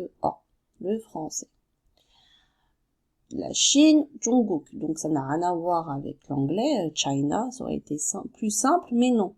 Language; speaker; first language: French; native; French